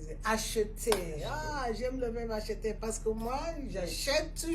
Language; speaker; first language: French; non-native, fluent; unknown